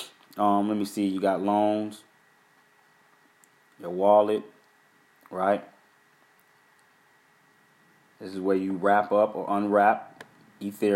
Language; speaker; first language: English; native; English